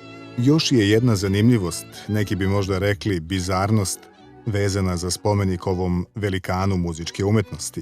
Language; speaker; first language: Bosnian; native; Bosnian